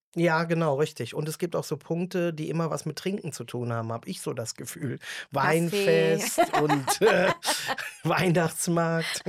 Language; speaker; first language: German; native; German